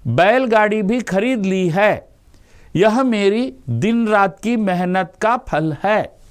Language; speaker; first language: Hindi; non-native, local second language; Telugu